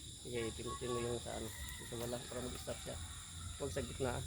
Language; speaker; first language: Filipino; non-native, local second language; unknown